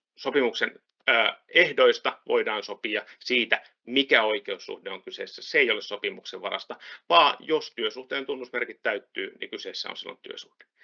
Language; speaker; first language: Finnish; native; Finnish